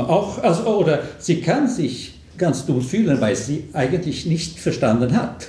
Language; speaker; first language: German; non-native, fluent; Swedish